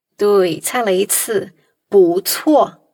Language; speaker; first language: Chinese; non-native, fluent; Portuguese